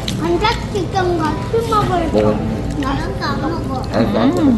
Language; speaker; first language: Korean; non-native, learner; Thai